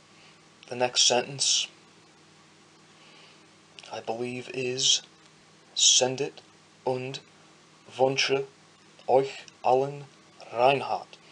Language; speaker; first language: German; non-native, learner; English